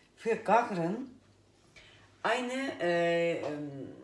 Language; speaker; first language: German; non-native, learner; Turkish